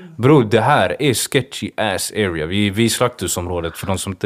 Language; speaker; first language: Swedish; early bilingual, other home language; Swahili